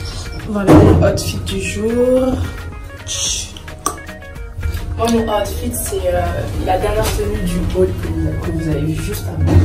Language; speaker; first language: French; native; French